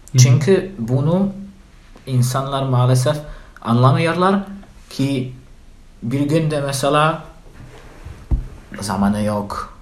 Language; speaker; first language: Turkish; non-native, learner; Polish